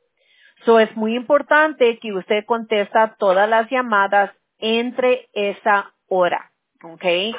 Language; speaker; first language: Spanish; non-native, local second language; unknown